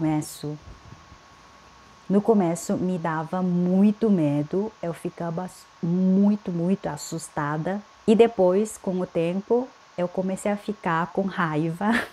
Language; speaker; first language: Portuguese; non-native, fluent; Korean